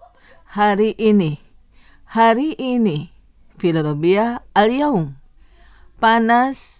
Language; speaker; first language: Arabic; non-native, fluent; Indonesian